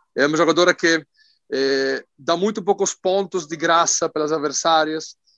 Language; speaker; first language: Portuguese; non-native, fluent; Italian